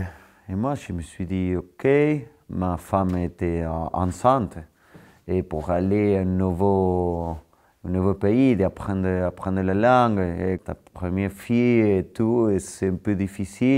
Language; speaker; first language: French; non-native, fluent; Spanish